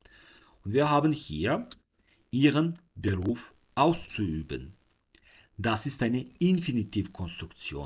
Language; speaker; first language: German; non-native, fluent; Serbian